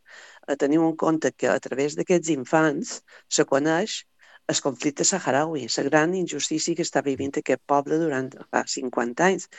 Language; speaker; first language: Catalan; native; Catalan